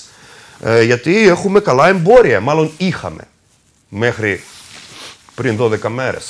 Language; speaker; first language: Greek; non-native, fluent; Russian